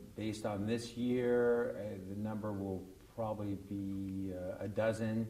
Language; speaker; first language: English; native; English